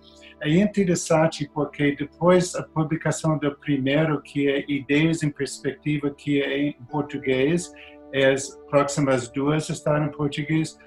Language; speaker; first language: Portuguese; non-native, learner; English